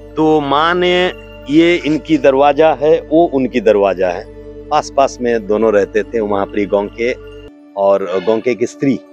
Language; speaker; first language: Hindi; non-native, local second language; Odia